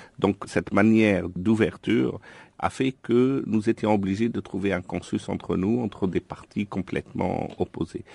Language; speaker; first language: French; non-native, local second language; Arabic